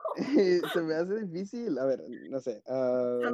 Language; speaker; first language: Spanish; early bilingual, heritage; Spanish